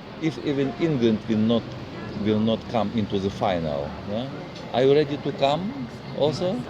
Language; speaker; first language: English; non-native, learner; Russian